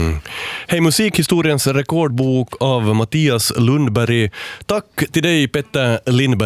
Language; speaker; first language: Swedish; native; Swedish